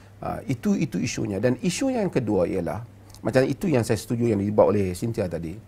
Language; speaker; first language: Malay; native; Malay